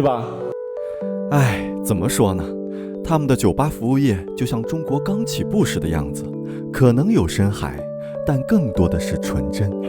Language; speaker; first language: Chinese; native; Chinese